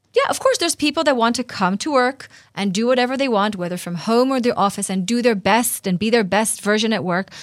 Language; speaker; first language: English; non-native, fluent; Hebrew